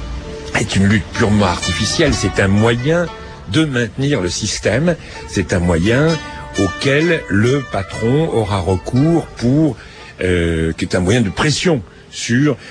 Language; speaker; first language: French; native; French